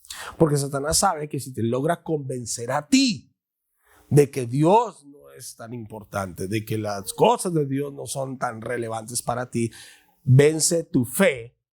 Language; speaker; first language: Spanish; native; Spanish